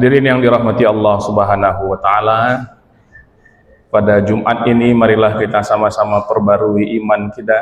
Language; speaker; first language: Indonesian; native; Indonesian